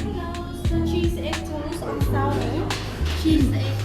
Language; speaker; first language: English; non-native, learner; Vietnamese